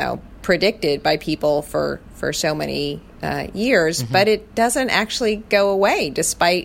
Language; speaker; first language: English; native; English